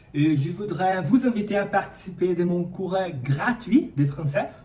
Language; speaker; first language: French; non-native, fluent; Portuguese